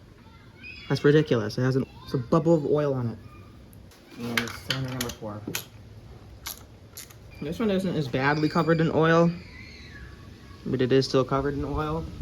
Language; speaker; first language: English; native; English